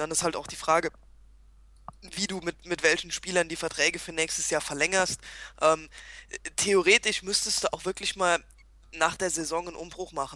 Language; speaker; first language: German; native; German